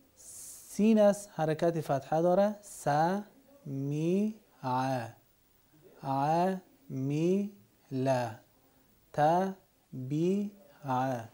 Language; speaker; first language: Persian; native; Persian